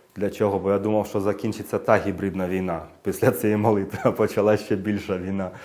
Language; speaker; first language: Ukrainian; native; Ukrainian